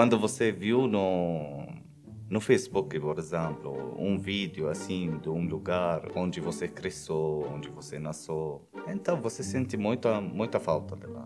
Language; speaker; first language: Portuguese; non-native, fluent; Arabic